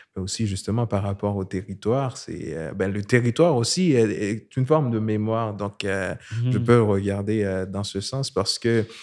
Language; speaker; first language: French; non-native, local second language; Haitian Creole